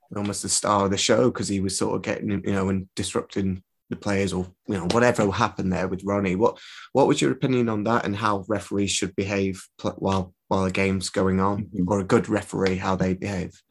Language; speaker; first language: English; native; English